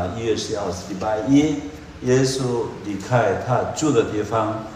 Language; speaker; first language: Chinese; non-native, fluent; Korean